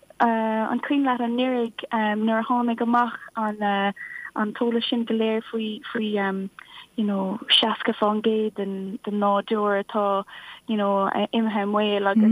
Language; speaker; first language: Irish; non-native, local second language; English